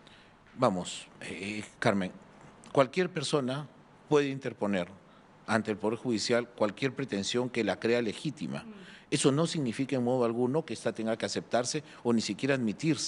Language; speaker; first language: Spanish; native; Spanish